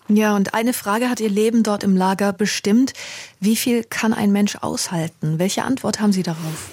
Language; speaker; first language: German; native; German